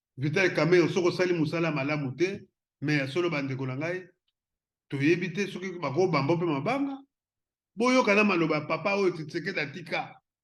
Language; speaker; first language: Lingala; non-native, local second language; Kongo